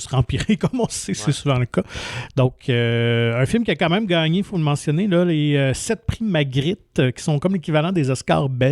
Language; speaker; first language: French; native; French